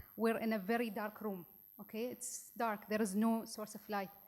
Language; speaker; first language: English; non-native, local second language; Arabic